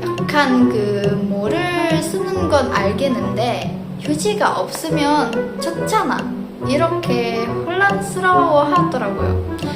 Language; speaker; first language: Korean; non-native, fluent; Indonesian